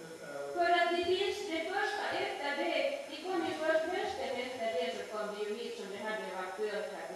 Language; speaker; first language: Swedish; native; Swedish